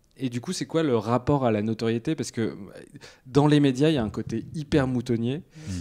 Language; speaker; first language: French; native; French